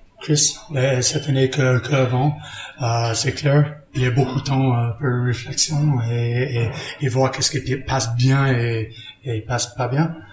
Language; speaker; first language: French; non-native, learner; English